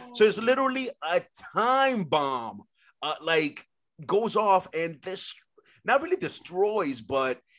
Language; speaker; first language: English; early bilingual, other home language; Spanish